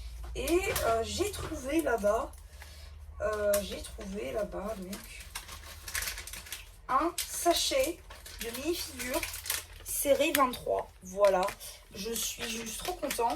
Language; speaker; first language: French; native; French